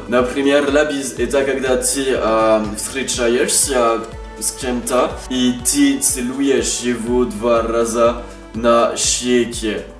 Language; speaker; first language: Russian; non-native, learner; French